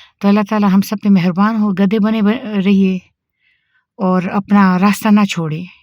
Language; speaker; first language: Urdu; non-native, local second language; Pashto